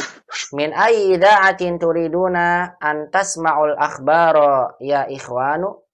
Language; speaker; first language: Arabic; non-native, fluent; Indonesian